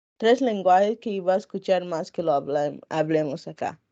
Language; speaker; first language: Spanish; non-native, local second language; English